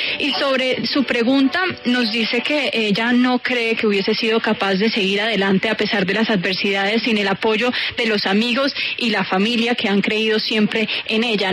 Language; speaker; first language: Spanish; native; Spanish